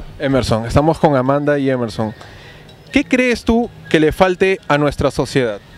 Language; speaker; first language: Spanish; native; Spanish